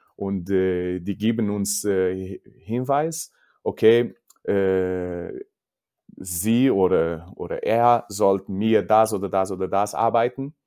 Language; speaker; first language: German; non-native, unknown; Portuguese